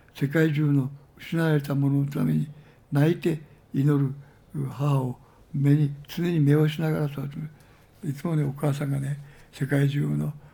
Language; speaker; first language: Japanese; native; Japanese